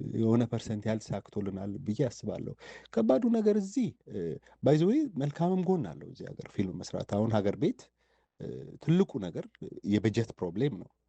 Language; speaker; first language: Amharic; native; Amharic